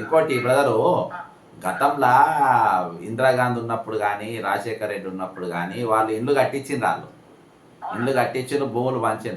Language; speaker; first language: Telugu; native; Telugu